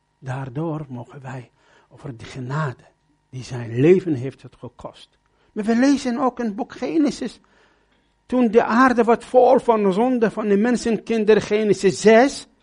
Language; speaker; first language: Dutch; non-native, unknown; Arabic